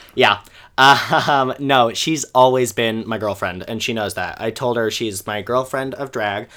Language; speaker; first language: English; native; English